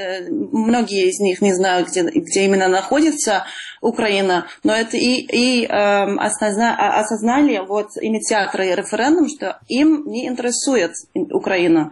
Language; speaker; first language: Russian; non-native, fluent; Dutch